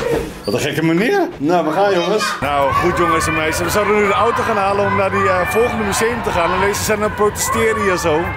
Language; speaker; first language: Dutch; native; Dutch